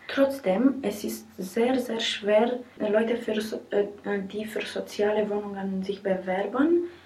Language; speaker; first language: German; non-native, learner; Romanian